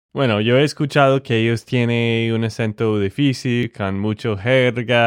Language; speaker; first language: Spanish; non-native, fluent; English